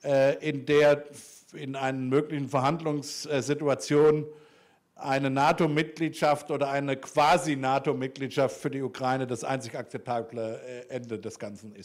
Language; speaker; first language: German; native; German